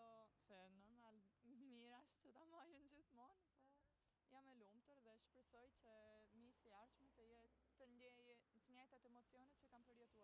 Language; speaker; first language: Albanian; early bilingual, heritage; Albanian